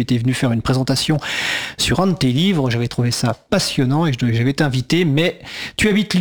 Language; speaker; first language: French; native; French